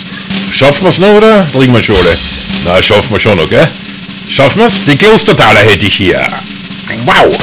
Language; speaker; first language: German; native; German